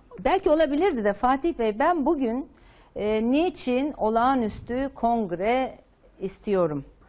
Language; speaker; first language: Turkish; native; Turkish